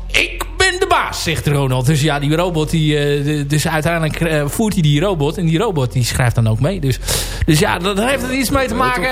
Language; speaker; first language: Dutch; native; Dutch